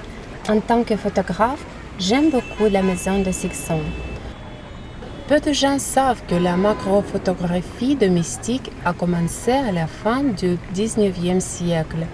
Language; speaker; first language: French; non-native, fluent; Russian